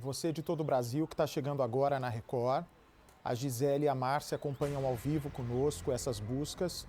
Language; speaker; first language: Portuguese; native; Portuguese